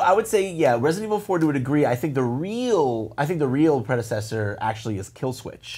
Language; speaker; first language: English; native; English